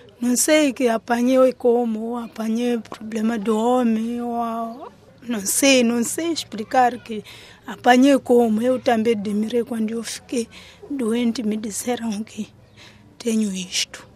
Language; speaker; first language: Portuguese; non-native, local second language; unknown